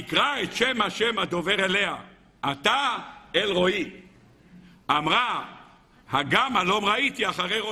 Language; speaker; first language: Hebrew; native; Hebrew